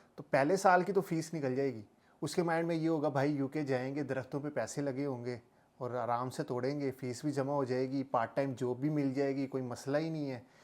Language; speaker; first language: Urdu; non-native, local second language; Punjabi